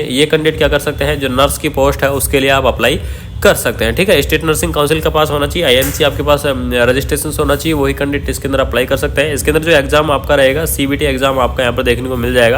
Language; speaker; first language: Hindi; native; Hindi